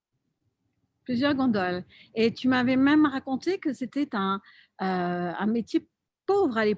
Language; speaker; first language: French; native; French